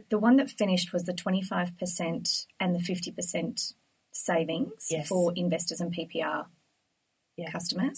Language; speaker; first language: English; native; English